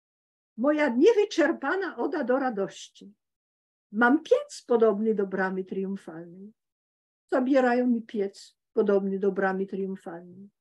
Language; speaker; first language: Polish; early bilingual, heritage; Polish